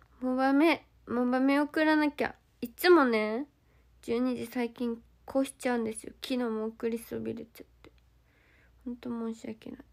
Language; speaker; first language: Japanese; native; Japanese